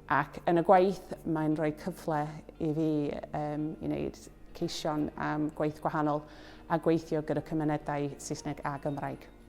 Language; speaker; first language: Welsh; non-native, fluent; English